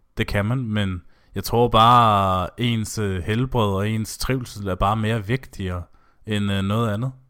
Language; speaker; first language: Danish; native; Danish